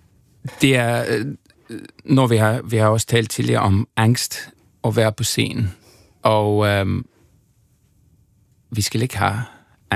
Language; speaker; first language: Danish; non-native, fluent; English